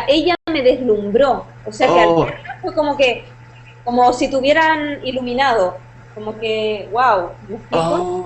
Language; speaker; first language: Spanish; native; Spanish